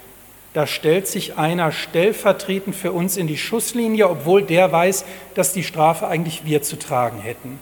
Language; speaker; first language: German; native; German